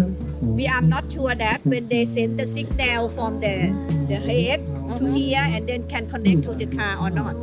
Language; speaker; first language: English; non-native, learner; Thai